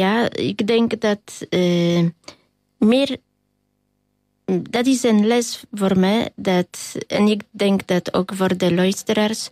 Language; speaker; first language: Dutch; non-native, learner; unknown